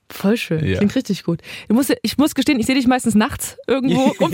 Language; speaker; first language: German; native; German